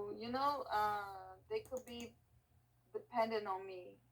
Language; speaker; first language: English; non-native, learner; Portuguese